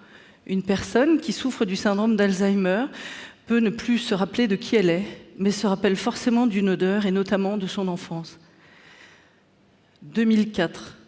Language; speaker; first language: French; native; French